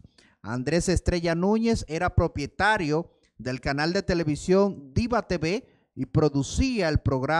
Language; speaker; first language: Spanish; native; Spanish